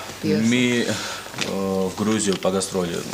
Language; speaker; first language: Russian; non-native, learner; Georgian